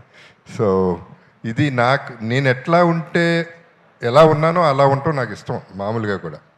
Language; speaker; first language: Telugu; native; Telugu